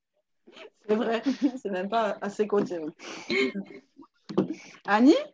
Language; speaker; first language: French; native; French